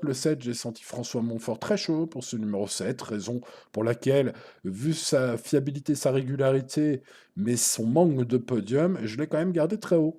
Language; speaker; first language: French; native; French